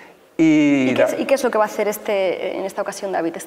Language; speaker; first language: Spanish; native; Spanish